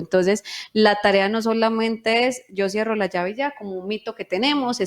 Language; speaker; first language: Spanish; native; Spanish